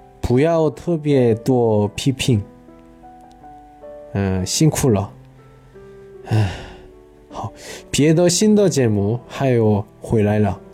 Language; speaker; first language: Chinese; non-native, learner; Korean